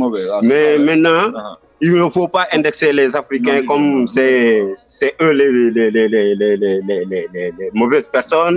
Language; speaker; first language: French; non-native, local second language; Wolof